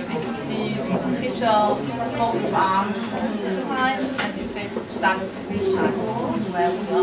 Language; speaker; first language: English; non-native, learner; German